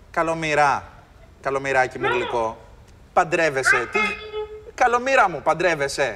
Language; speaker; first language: Greek; native; Greek